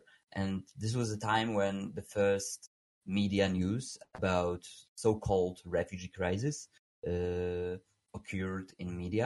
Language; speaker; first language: English; non-native, fluent; Polish